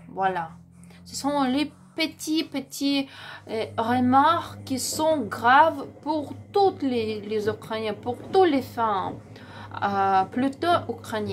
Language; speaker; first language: French; non-native, learner; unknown